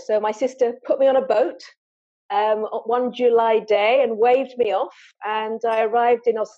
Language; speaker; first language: English; native; English